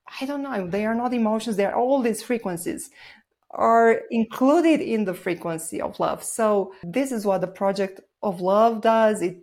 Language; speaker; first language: English; non-native, fluent; Romanian